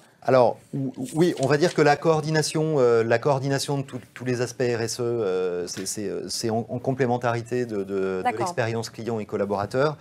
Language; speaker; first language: French; native; French